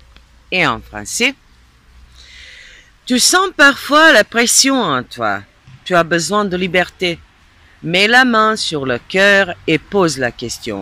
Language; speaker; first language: French; non-native, fluent; Serbian